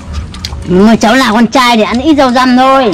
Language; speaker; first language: Vietnamese; native; Vietnamese